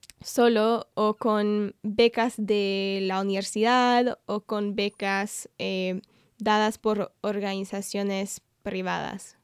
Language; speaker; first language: Spanish; non-native, fluent; English